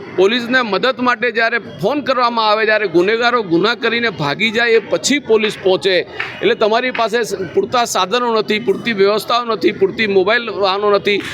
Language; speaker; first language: Gujarati; native; Gujarati